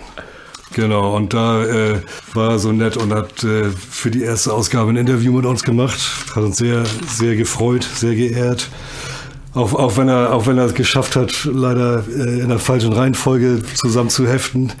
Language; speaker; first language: German; native; German